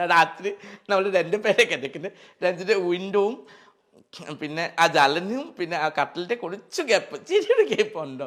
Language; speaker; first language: Malayalam; non-native, local second language; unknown